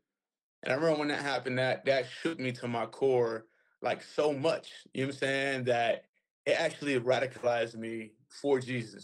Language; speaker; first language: English; native; English